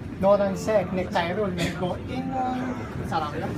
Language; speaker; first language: Korean; non-native, learner; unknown